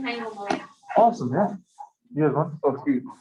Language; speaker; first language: English; native; English